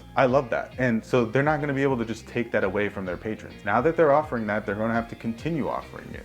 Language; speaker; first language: English; native; English